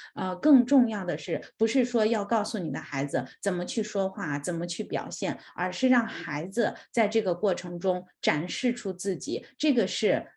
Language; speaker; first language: Chinese; native; Chinese